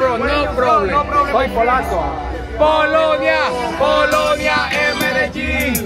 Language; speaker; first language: Spanish; non-native, learner; Polish